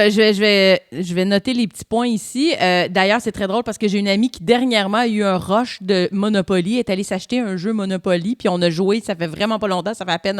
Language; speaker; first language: French; native; French